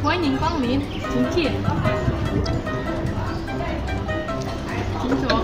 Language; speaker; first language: Chinese; non-native, learner; Indonesian